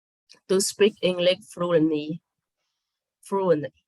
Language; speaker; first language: English; non-native, learner; Vietnamese